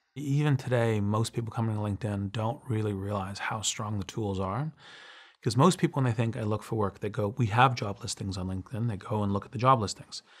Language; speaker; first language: English; native; English